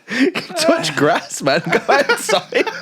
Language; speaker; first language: English; native; English